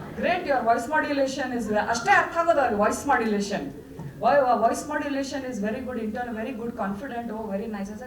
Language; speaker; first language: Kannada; non-native, local second language; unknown